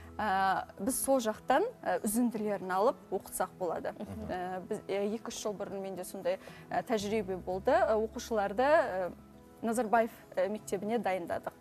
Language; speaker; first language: Kazakh; non-native, local second language; Uzbek